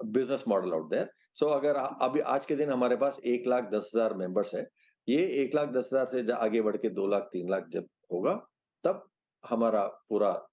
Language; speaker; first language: Hindi; non-native, local second language; Telugu